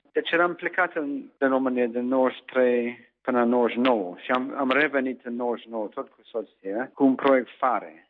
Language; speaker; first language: Romanian; non-native, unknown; English